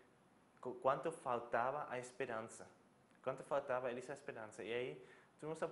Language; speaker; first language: Portuguese; non-native, fluent; German